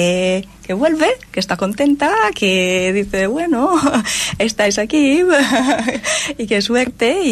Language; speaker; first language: Spanish; non-native, fluent; Italian